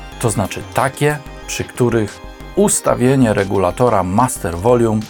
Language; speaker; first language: Polish; native; Polish